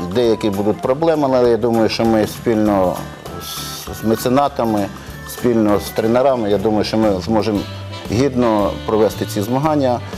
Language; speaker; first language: Ukrainian; native; Ukrainian